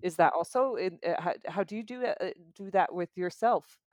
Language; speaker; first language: English; non-native, fluent; Dutch